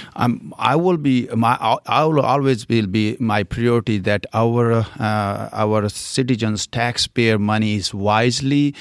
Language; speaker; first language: English; non-native, local second language; Punjabi